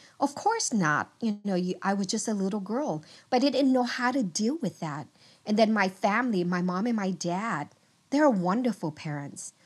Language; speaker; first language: English; early bilingual, other home language; Vietnamese